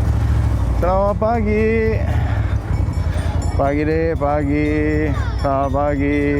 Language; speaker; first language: Indonesian; non-native, learner; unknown